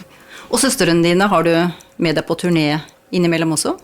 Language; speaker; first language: Norwegian; native; Norwegian